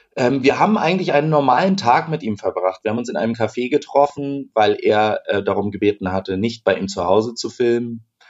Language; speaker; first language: German; native; German